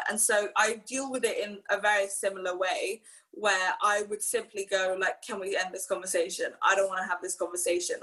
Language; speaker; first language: English; native; English